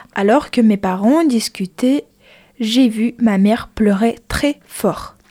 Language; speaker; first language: French; non-native, fluent; Ukrainian